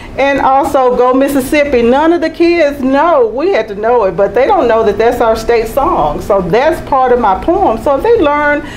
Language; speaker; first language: English; native; English